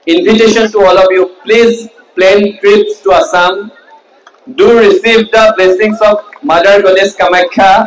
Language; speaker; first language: English; non-native, local second language; Assamese